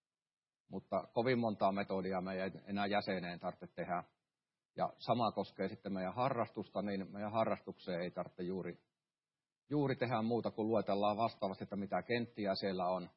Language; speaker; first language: Finnish; native; Finnish